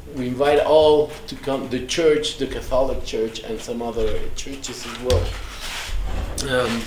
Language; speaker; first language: English; non-native, fluent; Spanish